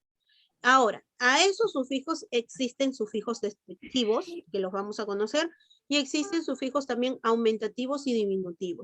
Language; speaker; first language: Spanish; native; Spanish